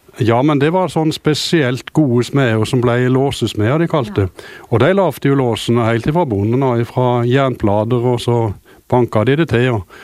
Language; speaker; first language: Norwegian; native; Norwegian